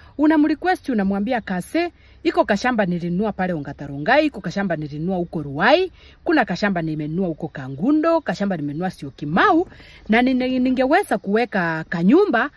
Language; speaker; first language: Swahili; non-native, local second language; Gusii